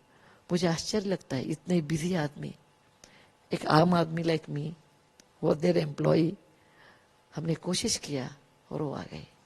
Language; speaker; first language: Hindi; non-native, local second language; Kannada